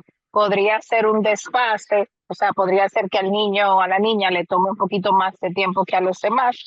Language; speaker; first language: Spanish; native; Spanish